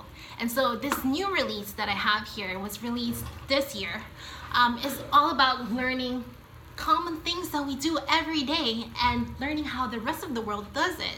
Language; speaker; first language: English; native; English